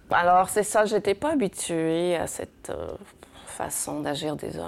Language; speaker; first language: French; early bilingual, other home language; Spanish